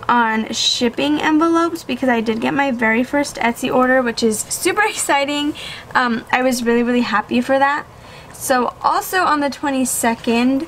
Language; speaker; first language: English; native; English